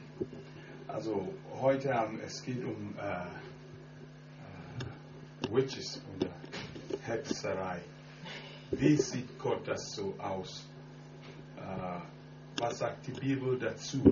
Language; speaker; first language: German; non-native, learner; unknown